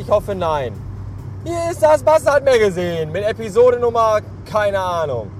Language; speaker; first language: German; native; German